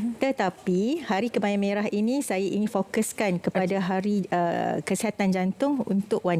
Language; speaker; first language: Malay; native; Malay